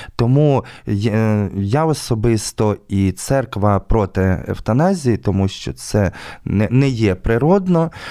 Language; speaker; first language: Ukrainian; native; Ukrainian